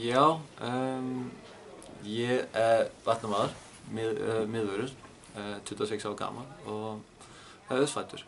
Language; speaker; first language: Icelandic; non-native, learner; Danish